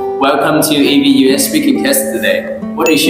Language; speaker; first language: English; non-native, fluent; Vietnamese